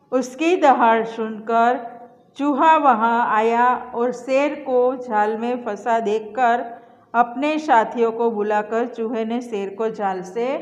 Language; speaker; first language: Hindi; non-native, local second language; Gujarati